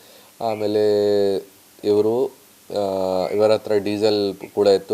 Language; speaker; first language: Kannada; non-native, fluent; Hindi